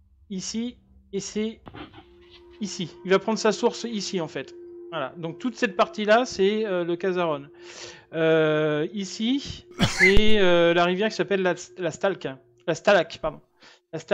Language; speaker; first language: French; native; French